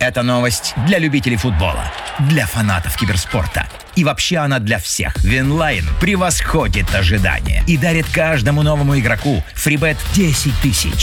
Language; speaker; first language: Russian; native; Russian